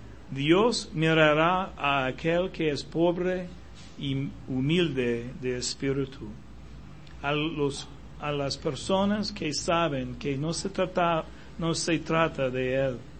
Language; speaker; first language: Spanish; non-native, fluent; English